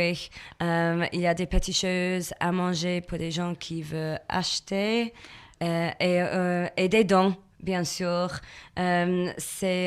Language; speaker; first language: French; non-native, fluent; English